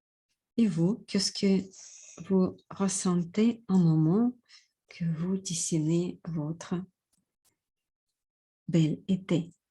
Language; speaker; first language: French; non-native, fluent; Russian